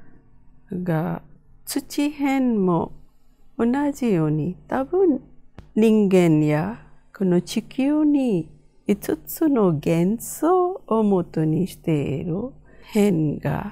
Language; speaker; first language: Japanese; non-native, fluent; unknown